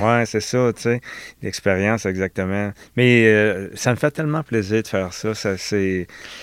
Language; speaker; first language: French; native; French